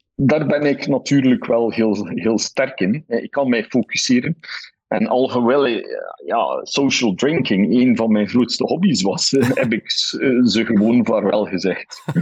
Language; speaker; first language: Dutch; native; Dutch